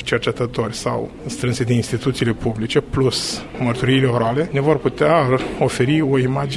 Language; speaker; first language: Romanian; native; Romanian